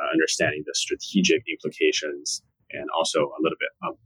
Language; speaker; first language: English; non-native, fluent; Chinese